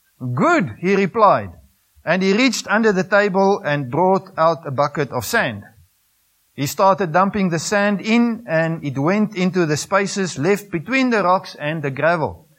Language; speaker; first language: English; non-native, local second language; Afrikaans